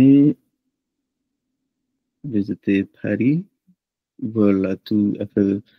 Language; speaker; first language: French; non-native, learner; Punjabi